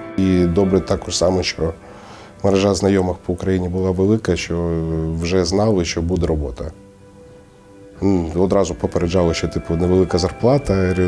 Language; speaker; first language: Ukrainian; native; Ukrainian